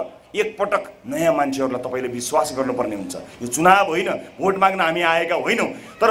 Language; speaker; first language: Nepali; native; Nepali